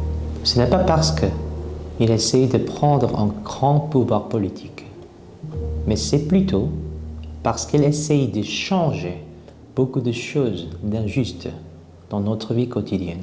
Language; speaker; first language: French; non-native, fluent; Korean